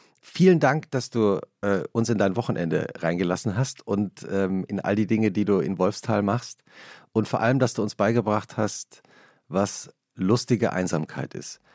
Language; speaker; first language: German; native; German